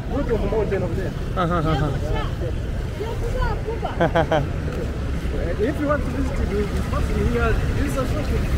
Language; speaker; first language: English; non-native, learner; Kinyarwanda